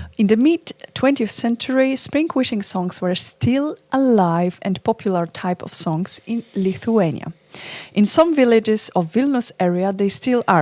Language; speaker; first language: English; non-native, fluent; Polish